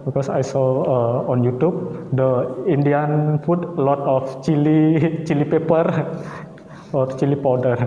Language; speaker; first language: English; non-native, learner; Indonesian